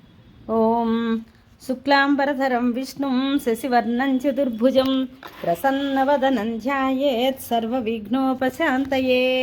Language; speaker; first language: Telugu; native; Telugu